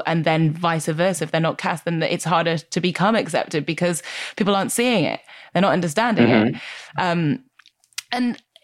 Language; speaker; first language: English; native; English